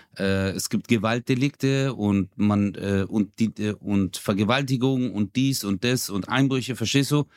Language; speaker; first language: German; early bilingual, other home language; Turkish